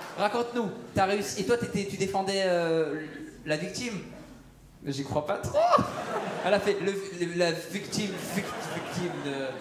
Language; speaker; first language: French; early bilingual, other home language; Persian